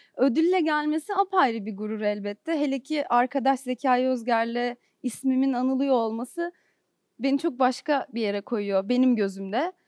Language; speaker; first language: Turkish; native; Turkish